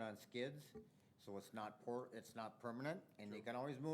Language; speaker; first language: English; native; English